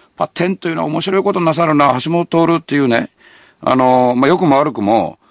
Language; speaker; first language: Japanese; native; Japanese